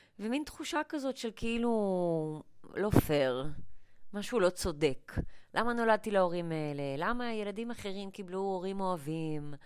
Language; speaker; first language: Hebrew; early bilingual, other home language; English